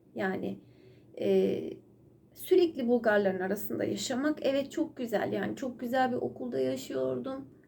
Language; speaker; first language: Turkish; native; Turkish